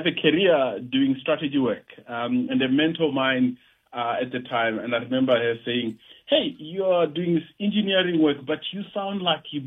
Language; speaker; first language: English; non-native, local second language; Venda